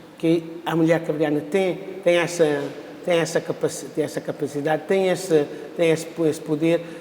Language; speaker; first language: Portuguese; non-native, local second language; Kabuverdianu